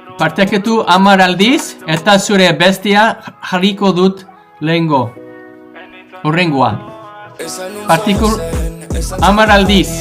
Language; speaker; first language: Basque; non-native, learner; English